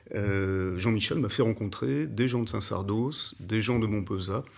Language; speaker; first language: French; native; French